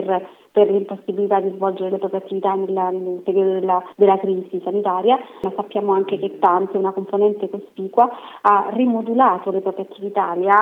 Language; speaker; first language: Italian; native; Italian